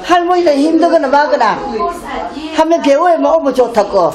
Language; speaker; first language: Korean; native; Korean